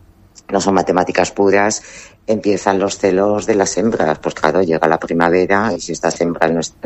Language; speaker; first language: Spanish; native; Spanish